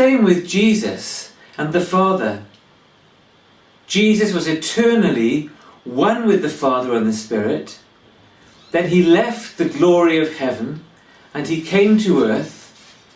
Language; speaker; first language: English; native; English